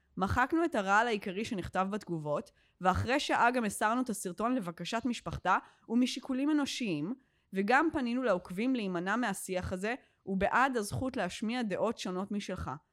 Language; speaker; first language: Hebrew; native; Hebrew